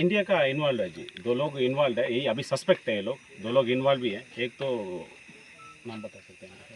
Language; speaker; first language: Hindi; non-native, local second language; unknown